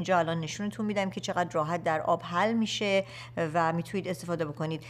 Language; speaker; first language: Persian; native; Persian